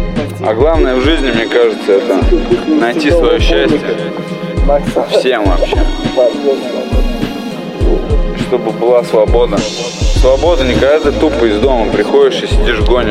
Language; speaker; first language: Russian; native; Russian